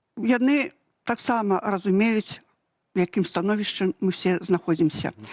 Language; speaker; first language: Belarusian; native; Belarusian